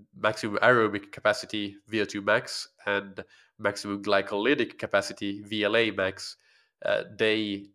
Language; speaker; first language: English; non-native, fluent; Swedish